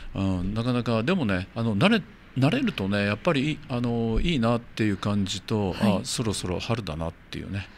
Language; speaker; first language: Japanese; native; Japanese